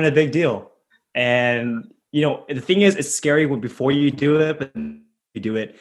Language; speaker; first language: English; native; English